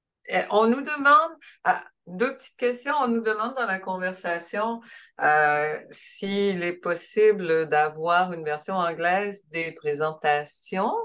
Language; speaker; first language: French; native; French